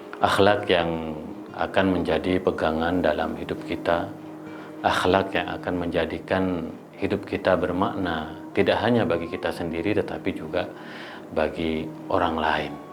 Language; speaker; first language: Indonesian; non-native, local second language; Madurese